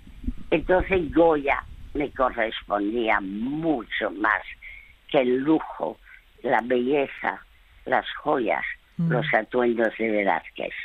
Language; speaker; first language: Spanish; early bilingual, other home language; French